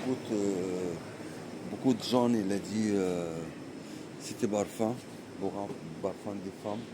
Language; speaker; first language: French; non-native, learner; Arabic